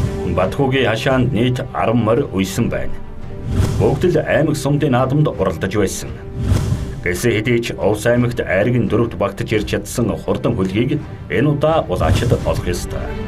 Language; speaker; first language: Mongolian; native; Mongolian